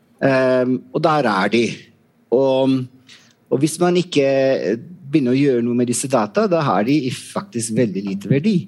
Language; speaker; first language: Norwegian; non-native, fluent; Italian